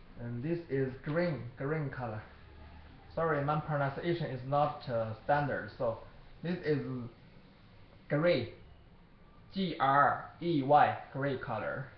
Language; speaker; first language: English; non-native, learner; Chinese